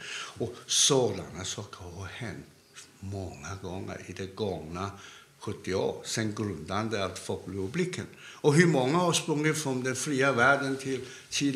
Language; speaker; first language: Swedish; non-native, fluent; Cantonese